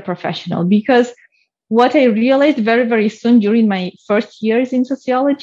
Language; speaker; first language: English; non-native, fluent; Russian